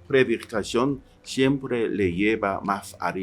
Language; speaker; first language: Spanish; non-native, learner; Korean